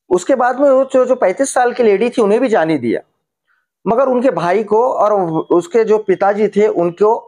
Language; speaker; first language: Hindi; native; Hindi